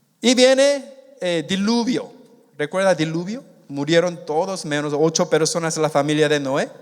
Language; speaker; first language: Spanish; non-native, fluent; Korean